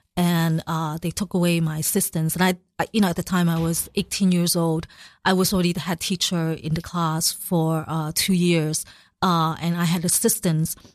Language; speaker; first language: English; early bilingual, other home language; Cantonese